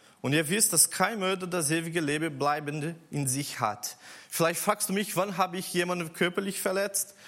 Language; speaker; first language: German; non-native, learner; Portuguese